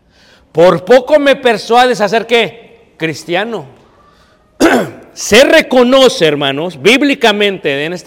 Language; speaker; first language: Spanish; native; Spanish